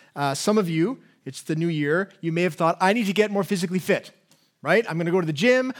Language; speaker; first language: English; native; English